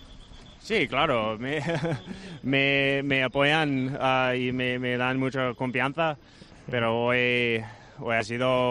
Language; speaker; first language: Spanish; non-native, fluent; Dutch